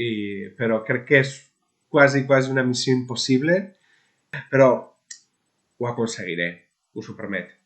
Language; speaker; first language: Catalan; non-native, local second language; Spanish